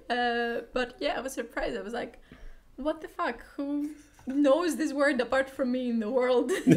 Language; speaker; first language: English; non-native, fluent; Greek